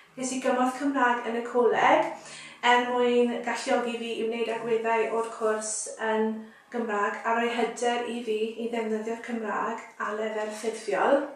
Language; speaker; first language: Welsh; non-native, local second language; English